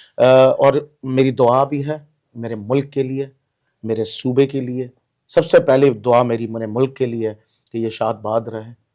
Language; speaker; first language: Urdu; non-native, local second language; Baluchi